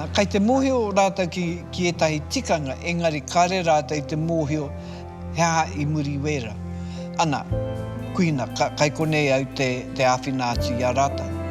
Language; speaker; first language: Māori; native; Māori